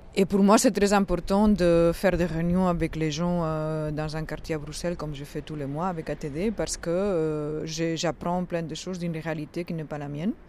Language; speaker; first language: French; non-native, fluent; Spanish